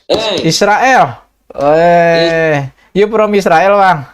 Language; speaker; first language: English; non-native, learner; Indonesian